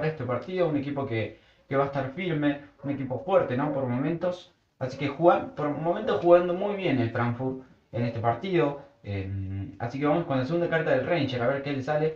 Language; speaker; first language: Spanish; native; Spanish